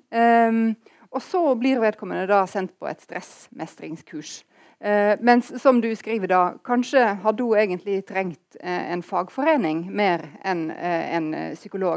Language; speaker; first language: Norwegian; native; Norwegian